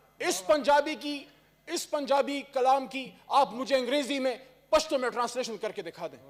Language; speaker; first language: Urdu; non-native, local second language; Pashto